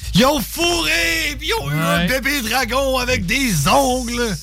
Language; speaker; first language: French; native; French